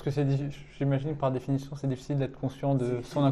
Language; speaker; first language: French; native; French